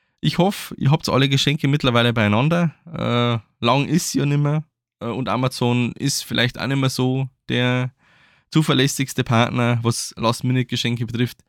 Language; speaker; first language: German; native; German